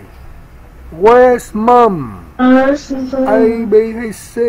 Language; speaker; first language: English; non-native, learner; Vietnamese